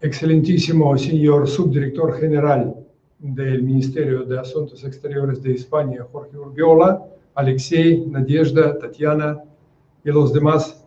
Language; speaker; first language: Spanish; non-native, fluent; Russian